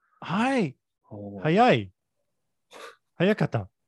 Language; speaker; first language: Japanese; non-native, learner; English